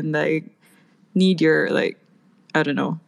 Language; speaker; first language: English; non-native, local second language; Filipino